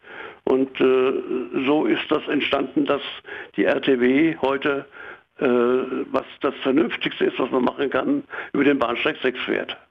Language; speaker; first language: German; native; German